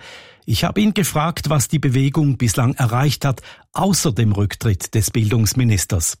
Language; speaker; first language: German; native; German